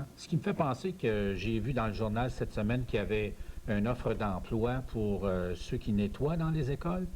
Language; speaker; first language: French; native; French